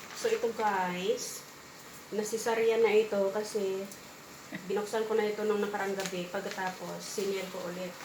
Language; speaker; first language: Filipino; non-native, local second language; Cebuano